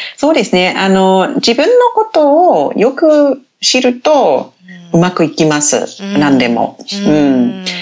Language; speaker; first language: Japanese; non-native, fluent; English